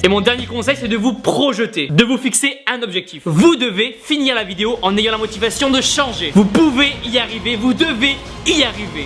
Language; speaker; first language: French; native; French